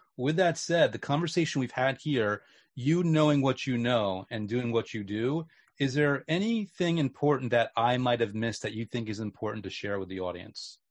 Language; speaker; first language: English; native; English